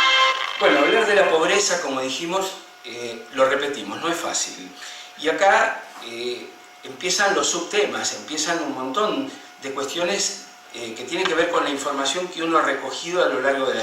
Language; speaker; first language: Spanish; native; Spanish